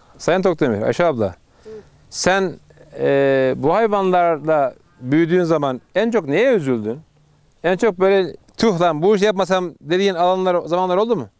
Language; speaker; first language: Turkish; native; Turkish